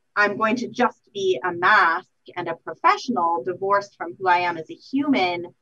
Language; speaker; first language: English; native; English